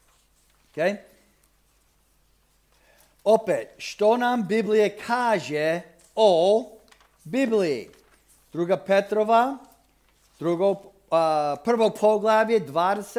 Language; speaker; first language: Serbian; non-native, fluent; English